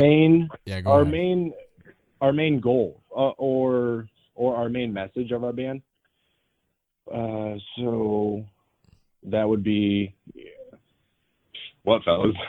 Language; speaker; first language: English; native; English